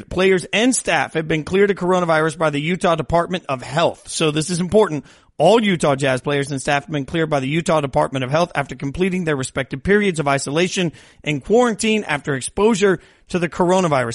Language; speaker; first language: English; native; English